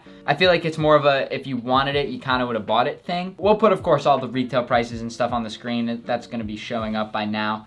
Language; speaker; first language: English; native; English